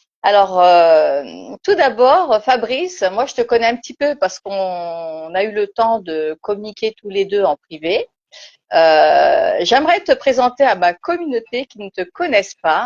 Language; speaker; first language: French; native; French